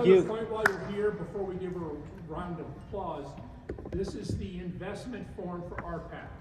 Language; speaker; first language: English; native; English